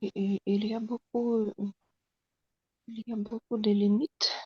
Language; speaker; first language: French; non-native, learner; Russian